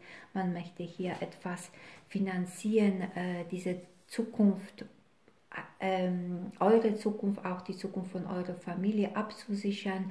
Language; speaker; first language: German; non-native, fluent; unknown